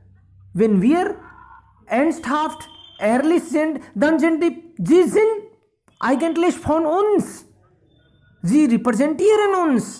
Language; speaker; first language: German; non-native, fluent; Hindi